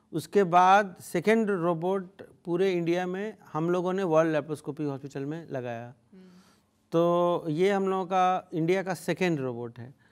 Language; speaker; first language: Hindi; native; Hindi